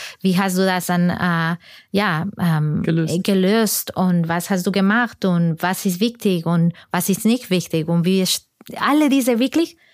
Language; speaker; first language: German; non-native, fluent; Spanish